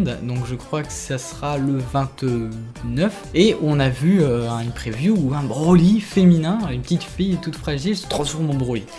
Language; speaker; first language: French; native; French